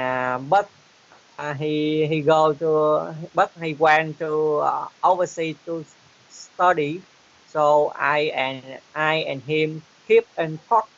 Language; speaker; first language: English; non-native, learner; Vietnamese